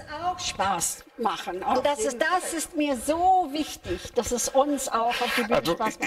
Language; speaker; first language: German; non-native, fluent; English